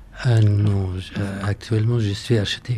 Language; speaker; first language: French; non-native, learner; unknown